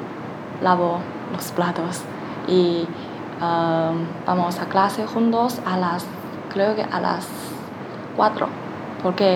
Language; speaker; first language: Spanish; non-native, learner; Chinese